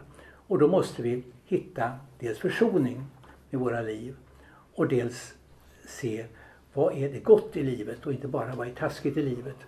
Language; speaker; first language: Swedish; native; Swedish